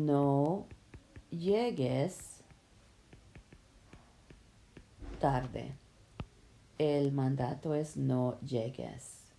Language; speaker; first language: Spanish; non-native, fluent; English